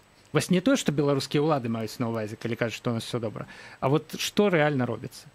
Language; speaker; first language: Belarusian; native; Belarusian